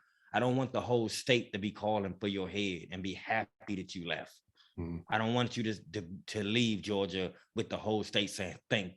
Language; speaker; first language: English; native; English